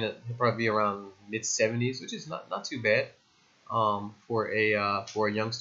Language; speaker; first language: English; native; English